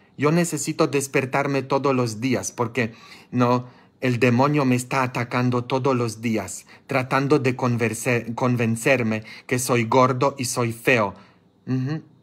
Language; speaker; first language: Spanish; non-native, fluent; Polish